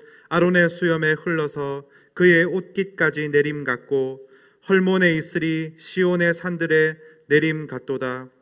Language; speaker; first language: Korean; native; Korean